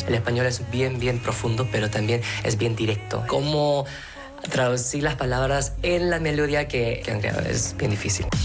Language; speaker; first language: Spanish; non-native, fluent; Korean